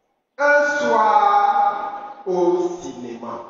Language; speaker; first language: French; non-native, fluent; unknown